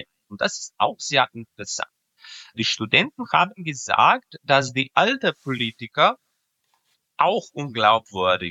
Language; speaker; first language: German; non-native, fluent; Serbian